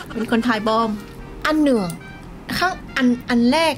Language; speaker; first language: Thai; non-native, fluent; Vietnamese